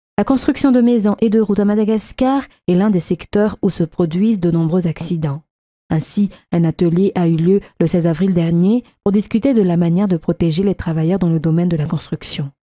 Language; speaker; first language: French; non-native, local second language; Malagasy